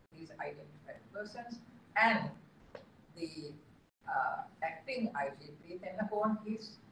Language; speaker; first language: English; non-native, local second language; Sinhala